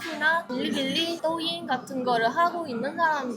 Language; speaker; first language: Korean; non-native, learner; Chinese